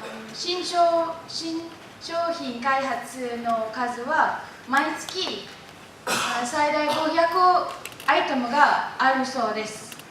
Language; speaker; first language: Japanese; non-native, learner; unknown